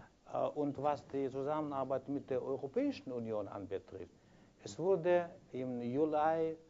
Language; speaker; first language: German; non-native, fluent; Kyrgyz